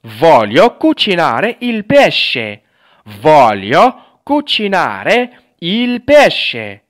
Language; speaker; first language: Italian; non-native, fluent; Arabic